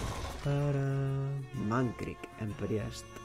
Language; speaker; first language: Spanish; native; Spanish